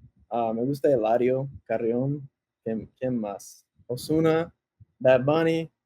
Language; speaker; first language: Spanish; early bilingual, heritage; English